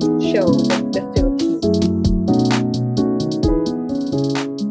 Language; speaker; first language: English; non-native, local second language; Filipino